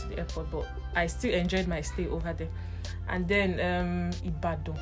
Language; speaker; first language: English; non-native, local second language; Igbo